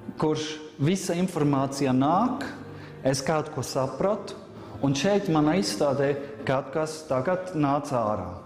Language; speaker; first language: Latvian; non-native, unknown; German